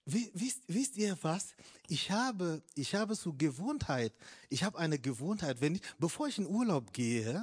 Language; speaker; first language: German; non-native, fluent; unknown